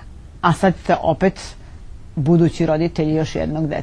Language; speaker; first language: Serbian; native; Serbian